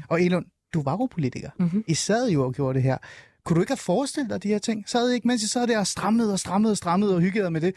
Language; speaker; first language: Danish; native; Danish